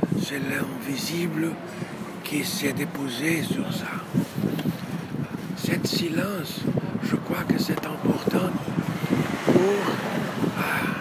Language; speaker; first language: French; non-native, learner; Portuguese